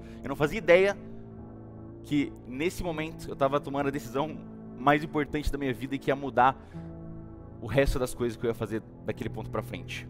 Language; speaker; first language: Portuguese; native; Portuguese